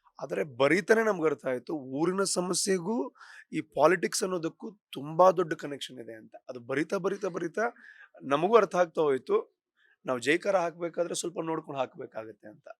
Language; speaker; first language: Kannada; non-native, local second language; Tulu